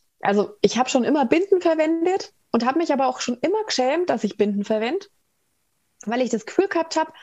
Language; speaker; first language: German; native; German